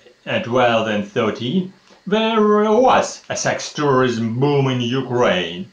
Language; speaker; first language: English; non-native, fluent; Russian